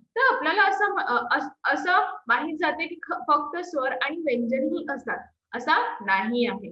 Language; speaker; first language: Marathi; non-native, local second language; Hindi